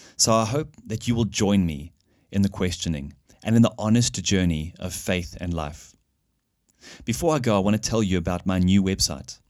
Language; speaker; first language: English; native; English